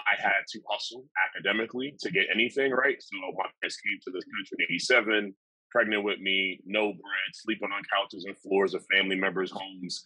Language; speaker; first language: English; native; English